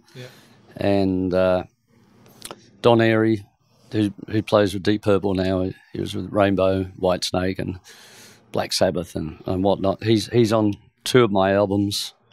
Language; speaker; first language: English; native; English